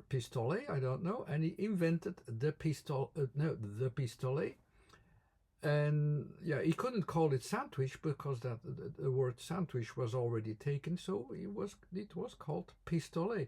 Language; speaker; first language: English; non-native, fluent; Dutch